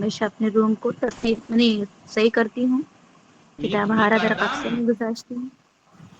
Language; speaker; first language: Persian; non-native, learner; Urdu